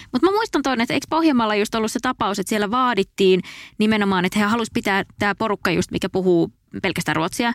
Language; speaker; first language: Finnish; native; Finnish